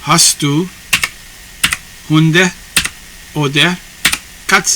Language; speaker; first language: German; non-native, learner; English